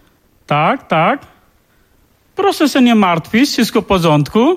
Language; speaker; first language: Polish; non-native, learner; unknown